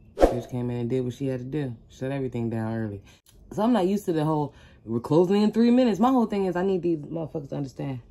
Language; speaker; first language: English; native; English